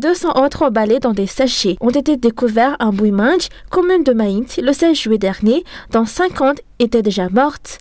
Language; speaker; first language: French; non-native, local second language; Malagasy